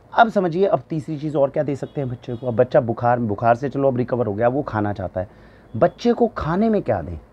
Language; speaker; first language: Hindi; native; Hindi